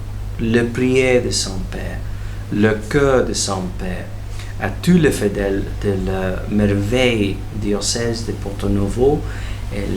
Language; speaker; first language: French; non-native, fluent; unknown